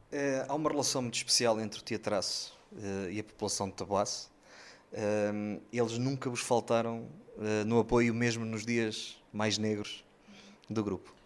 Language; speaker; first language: Portuguese; native; Portuguese